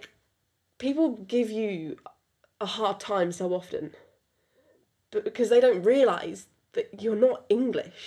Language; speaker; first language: English; non-native, local second language; French